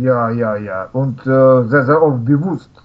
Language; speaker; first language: German; non-native, learner; Russian